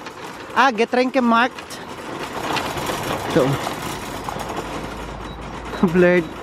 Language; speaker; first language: German; non-native, learner; Filipino